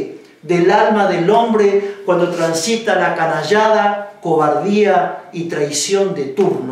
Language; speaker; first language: Spanish; native; Spanish